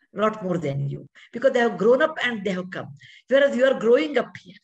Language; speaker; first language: English; non-native, local second language; Kannada